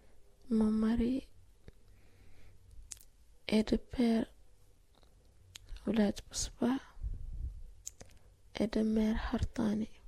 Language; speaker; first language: French; non-native, local second language; Fula